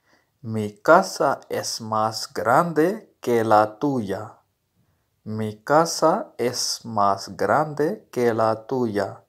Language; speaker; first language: Spanish; non-native, learner; Urdu